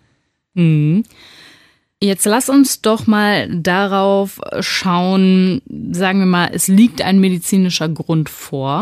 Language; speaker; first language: German; native; German